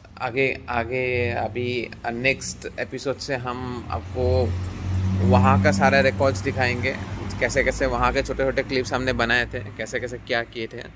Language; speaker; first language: Hindi; non-native, local second language; Assamese